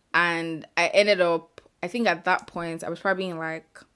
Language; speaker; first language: English; non-native, local second language; Yoruba